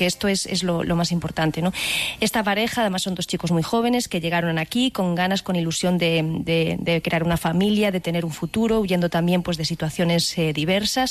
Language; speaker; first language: Spanish; native; Spanish